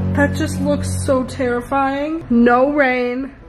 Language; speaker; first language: English; native; English